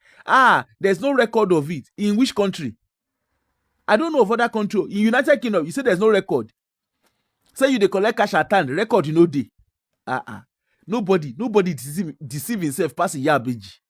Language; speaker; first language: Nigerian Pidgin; non-native, local second language; Yoruba